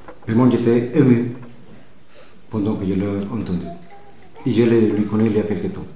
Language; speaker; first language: French; non-native, fluent; Spanish